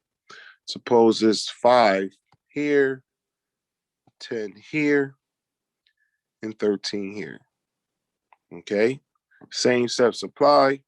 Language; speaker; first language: English; native; English